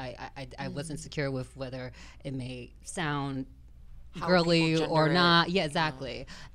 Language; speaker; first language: English; native; English